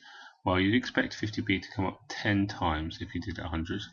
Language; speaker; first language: English; native; English